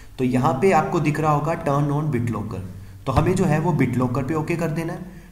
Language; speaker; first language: Hindi; native; Hindi